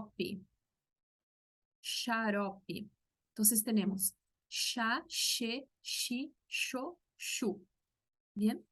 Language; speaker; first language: Spanish; non-native, local second language; Portuguese